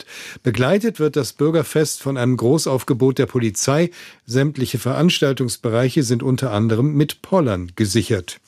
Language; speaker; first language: German; native; German